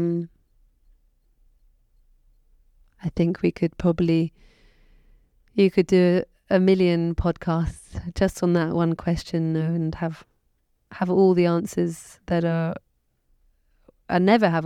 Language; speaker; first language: English; native; English